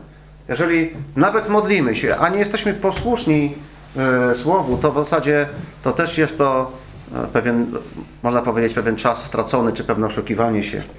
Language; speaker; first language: Polish; native; Polish